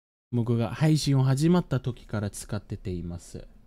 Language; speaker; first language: Japanese; early bilingual, heritage; Japanese